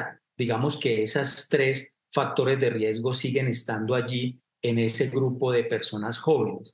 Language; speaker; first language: Spanish; native; Spanish